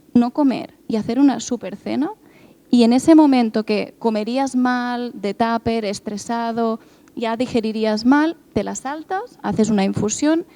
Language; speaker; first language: Spanish; native; Spanish